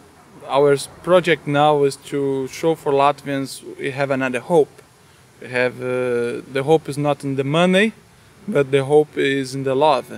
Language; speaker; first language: English; non-native, learner; Portuguese